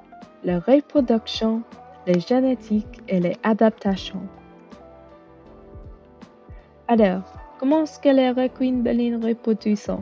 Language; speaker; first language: French; non-native, learner; English